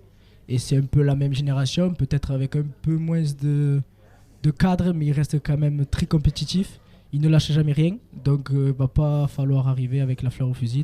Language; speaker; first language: French; native; French